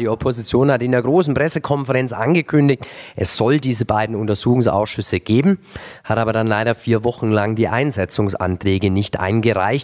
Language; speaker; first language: German; native; German